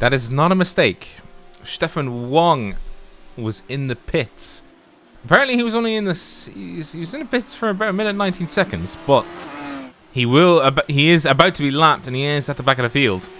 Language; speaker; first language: English; native; English